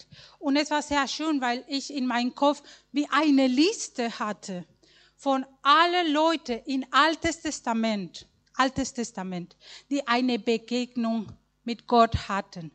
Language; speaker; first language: German; non-native, learner; Spanish